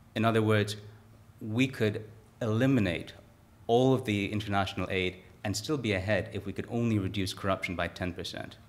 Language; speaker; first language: English; native; English